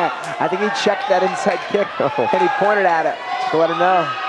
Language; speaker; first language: English; native; English